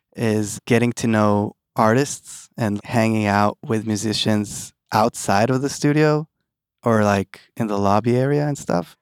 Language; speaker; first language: English; early bilingual, other home language; Hebrew